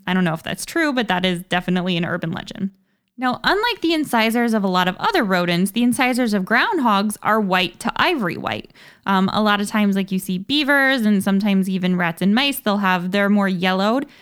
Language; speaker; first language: English; native; English